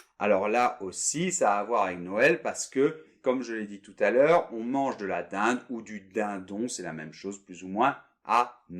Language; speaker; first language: French; native; French